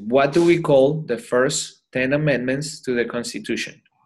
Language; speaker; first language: English; non-native, learner; Spanish